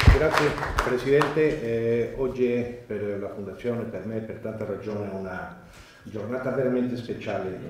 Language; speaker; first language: Italian; non-native, fluent; Spanish